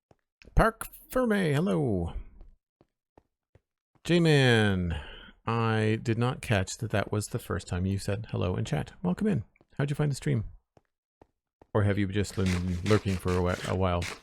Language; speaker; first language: English; native; English